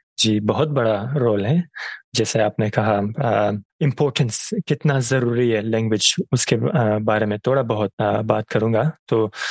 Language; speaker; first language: Urdu; non-native, fluent; Persian